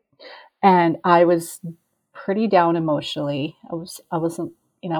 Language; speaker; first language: English; native; English